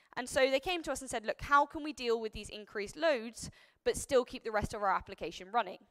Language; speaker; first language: English; native; English